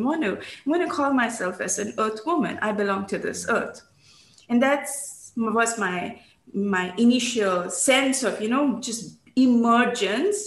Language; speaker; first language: English; non-native, local second language; Bangla